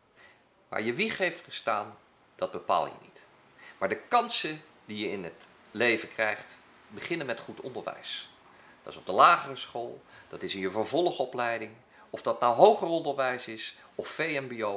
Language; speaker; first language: Dutch; native; Dutch